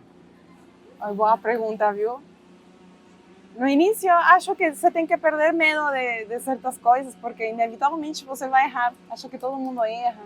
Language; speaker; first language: Portuguese; non-native, fluent; Spanish